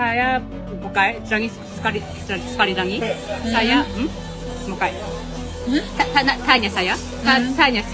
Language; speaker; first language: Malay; non-native, fluent; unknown